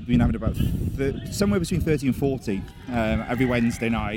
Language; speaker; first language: English; native; English